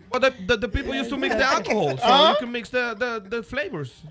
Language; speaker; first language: English; non-native, learner; Spanish